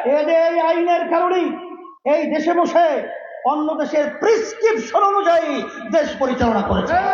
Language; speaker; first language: Bangla; native; Bangla